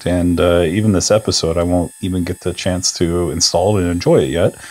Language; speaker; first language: English; native; English